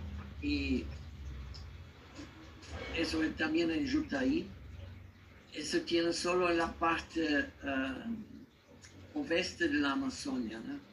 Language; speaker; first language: Spanish; non-native, learner; German